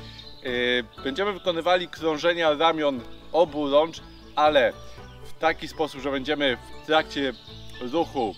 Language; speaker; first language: Polish; native; Polish